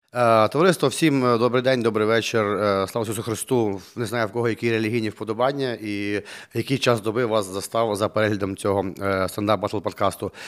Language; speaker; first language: Ukrainian; native; Ukrainian